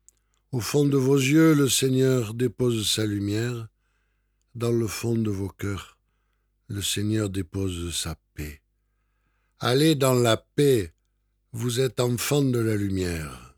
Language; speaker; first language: French; native; French